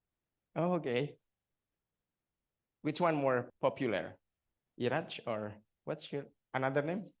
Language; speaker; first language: English; non-native, learner; Indonesian